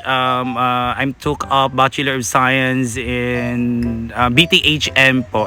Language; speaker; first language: English; non-native, local second language; Filipino